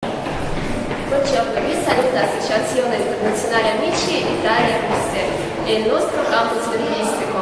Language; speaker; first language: Italian; non-native, learner; Russian